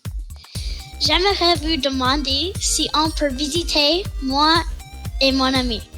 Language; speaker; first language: French; non-native, local second language; English